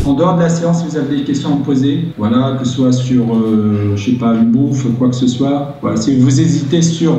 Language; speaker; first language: French; native; French